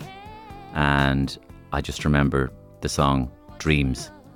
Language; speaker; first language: English; native; English